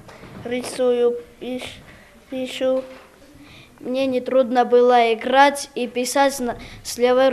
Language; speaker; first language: Russian; non-native, learner; Armenian